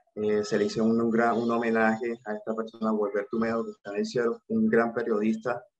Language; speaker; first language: Spanish; native; Spanish